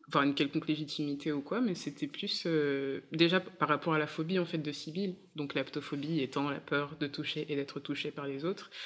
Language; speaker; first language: French; native; French